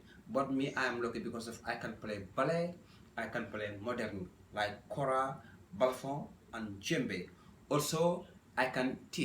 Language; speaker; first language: English; non-native, learner; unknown